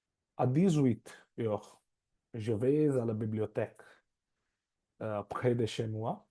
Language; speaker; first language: French; non-native, learner; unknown